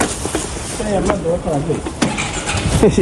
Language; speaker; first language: Spanish; non-native, learner; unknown